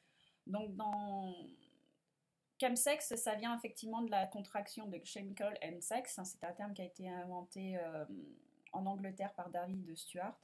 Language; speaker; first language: French; native; French